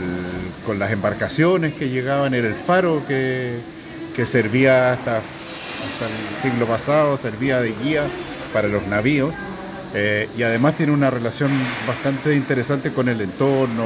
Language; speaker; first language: Spanish; native; Spanish